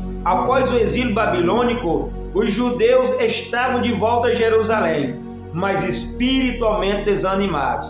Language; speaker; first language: Portuguese; native; Portuguese